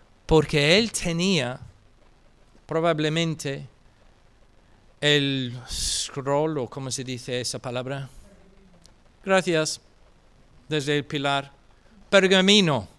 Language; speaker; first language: Spanish; non-native, fluent; English